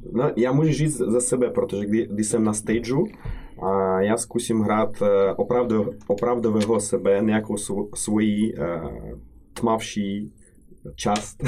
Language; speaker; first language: Czech; non-native, fluent; Russian